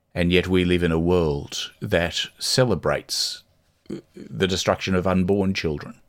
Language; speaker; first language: English; native; English